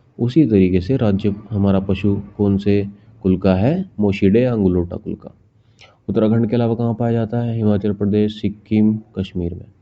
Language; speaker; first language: Hindi; native; Hindi